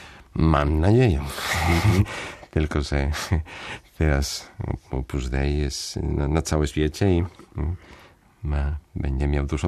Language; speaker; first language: Polish; non-native, fluent; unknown